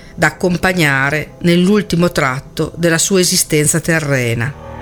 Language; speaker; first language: Italian; native; Italian